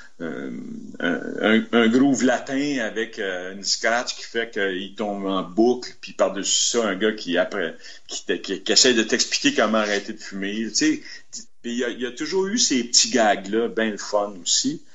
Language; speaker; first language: French; native; French